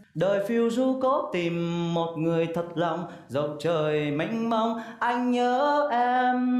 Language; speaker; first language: Vietnamese; native; Vietnamese